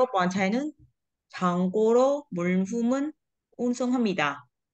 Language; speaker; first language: Korean; non-native, learner; Vietnamese